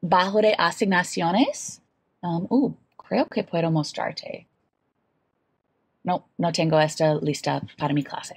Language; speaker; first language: Spanish; non-native, fluent; English